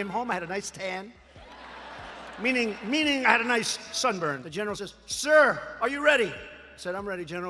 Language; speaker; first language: English; native; English